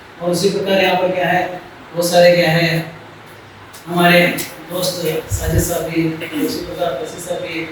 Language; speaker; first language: Urdu; native; Urdu